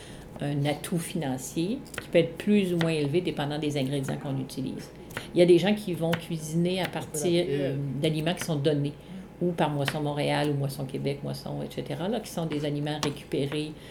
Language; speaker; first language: French; native; French